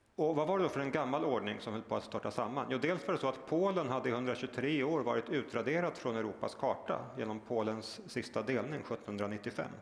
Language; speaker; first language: Swedish; native; Swedish